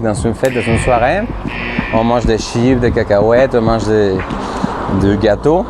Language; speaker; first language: French; non-native, fluent; Spanish